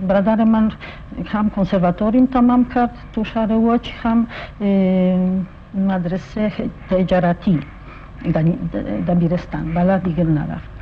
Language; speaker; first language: Persian; non-native, fluent; Polish